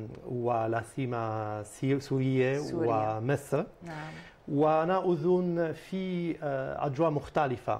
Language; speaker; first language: Arabic; non-native, fluent; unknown